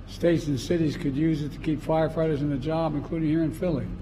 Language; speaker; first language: English; native; English